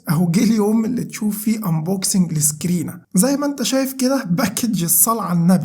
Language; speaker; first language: Arabic; native; Arabic